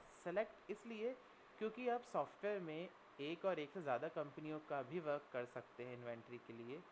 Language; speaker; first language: Hindi; native; Hindi